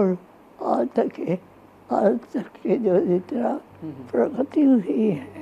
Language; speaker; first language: Hindi; non-native, fluent; Japanese